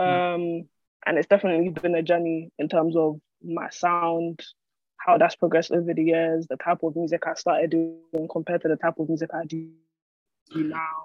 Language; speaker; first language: English; native; English